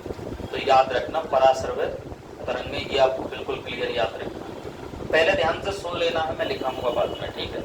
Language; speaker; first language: Hindi; native; Hindi